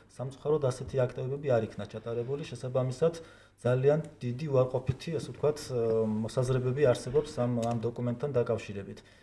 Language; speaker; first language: Georgian; non-native, local second language; Kurdish